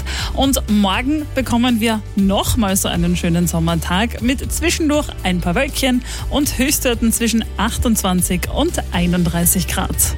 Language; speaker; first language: German; native; German